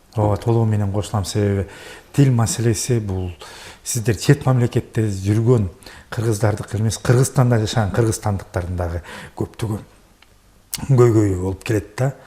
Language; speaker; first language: Kyrgyz; native; Kyrgyz